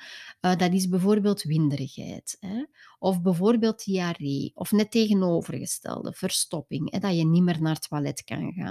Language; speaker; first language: Dutch; native; Dutch